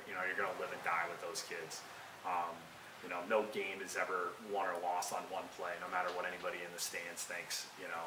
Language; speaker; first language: English; native; English